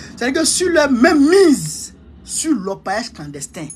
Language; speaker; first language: French; non-native, local second language; Dyula